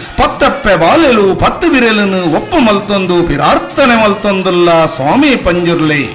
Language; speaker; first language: Kannada; non-native, local second language; Tulu